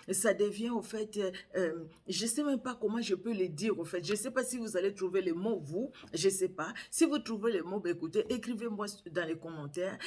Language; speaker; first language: French; non-native, local second language; Lingala